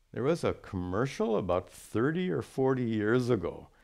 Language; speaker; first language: English; native; English